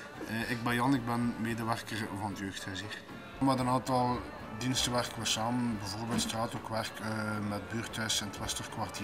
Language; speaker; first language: Dutch; native; Dutch